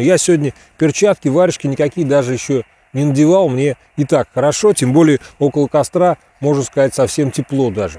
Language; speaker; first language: Russian; native; Russian